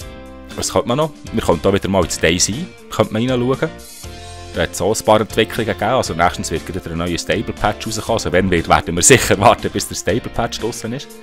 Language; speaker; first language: German; native; German